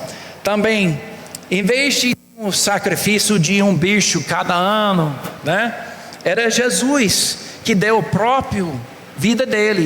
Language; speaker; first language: Portuguese; non-native, fluent; English